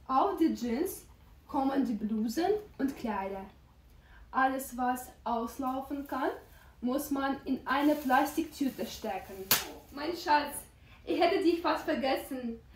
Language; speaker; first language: German; non-native, fluent; Russian